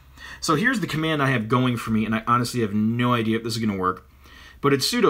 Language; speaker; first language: English; native; English